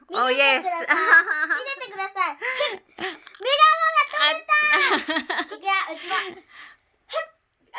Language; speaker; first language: Japanese; non-native, learner; Filipino